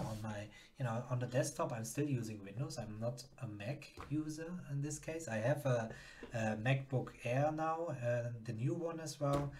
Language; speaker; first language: English; non-native, fluent; German